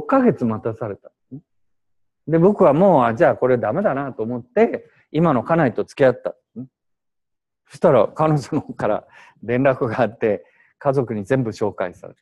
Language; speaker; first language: Japanese; native; Japanese